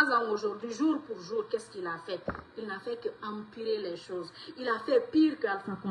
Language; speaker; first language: French; non-native, local second language; Fula